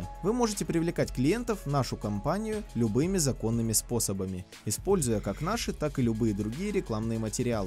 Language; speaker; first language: Russian; native; Russian